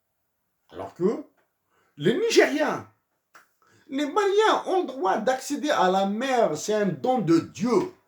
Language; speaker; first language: French; native; French